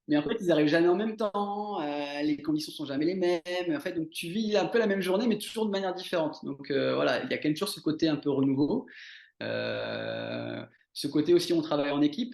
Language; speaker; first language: French; native; French